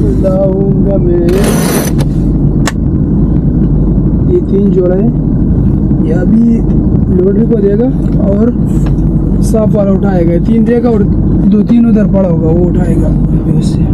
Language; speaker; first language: Hindi; non-native, local second language; Pashto